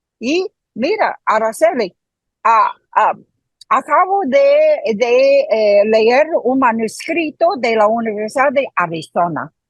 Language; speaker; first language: Spanish; non-native, fluent; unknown